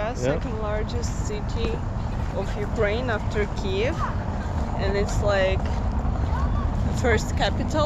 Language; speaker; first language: English; non-native, fluent; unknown